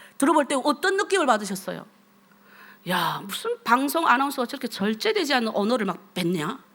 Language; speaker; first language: Korean; native; Korean